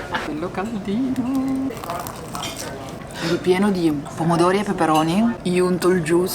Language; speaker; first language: Italian; native; Italian